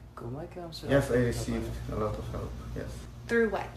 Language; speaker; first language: English; non-native, fluent; Persian